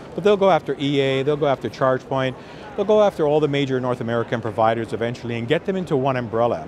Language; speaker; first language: English; native; English